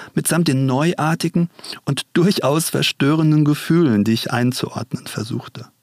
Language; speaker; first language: German; native; German